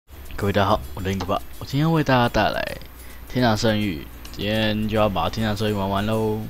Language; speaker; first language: Chinese; native; Chinese